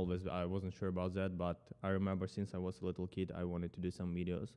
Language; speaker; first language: English; non-native, fluent; Ukrainian